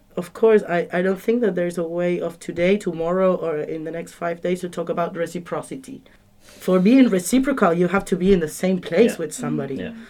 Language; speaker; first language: English; non-native, fluent; Spanish